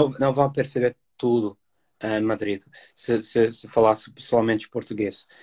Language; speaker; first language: Portuguese; non-native, fluent; English